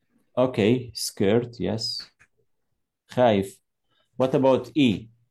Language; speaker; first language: English; non-native, fluent; Arabic